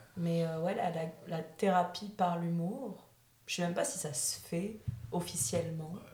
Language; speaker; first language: French; native; French